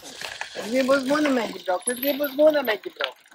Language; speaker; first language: Latvian; native; Latvian